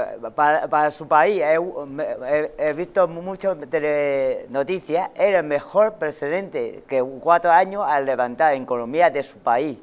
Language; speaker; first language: Spanish; non-native, learner; Chinese